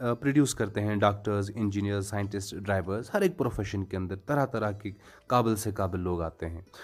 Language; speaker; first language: Urdu; non-native, local second language; Kashmiri